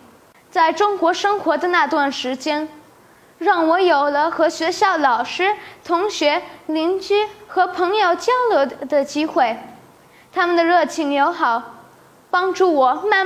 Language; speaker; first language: Chinese; early bilingual, other home language; Urdu